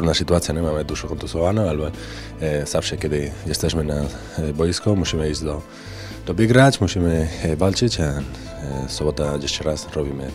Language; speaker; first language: Polish; non-native, learner; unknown